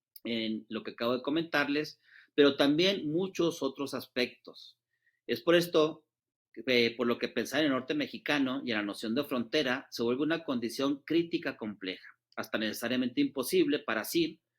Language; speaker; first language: Spanish; native; Spanish